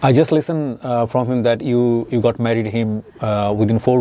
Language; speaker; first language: English; non-native, fluent; Bangla